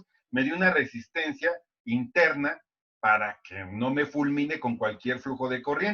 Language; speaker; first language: Spanish; native; Spanish